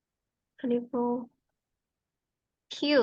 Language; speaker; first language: English; non-native, fluent; Vietnamese